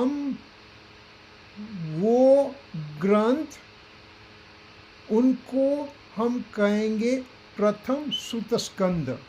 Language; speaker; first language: Hindi; non-native, local second language; Gujarati